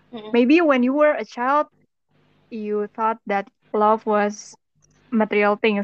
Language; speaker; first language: English; non-native, fluent; Indonesian